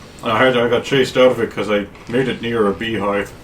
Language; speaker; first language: English; native; English